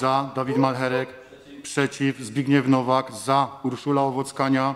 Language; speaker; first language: Polish; native; Polish